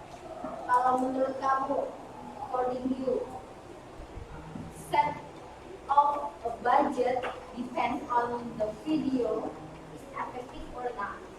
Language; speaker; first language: English; non-native, learner; Indonesian